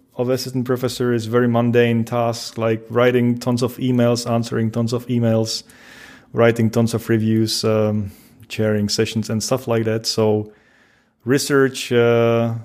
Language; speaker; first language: English; non-native, fluent; Czech